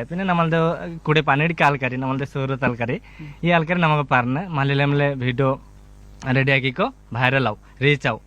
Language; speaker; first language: Malayalam; non-native, learner; Bangla